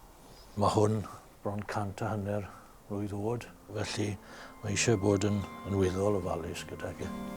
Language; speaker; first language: Welsh; native; Welsh